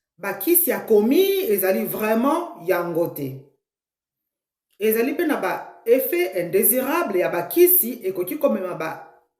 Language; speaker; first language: Lingala; native; Lingala